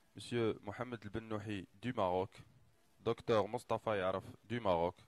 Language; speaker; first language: French; non-native, local second language; Arabic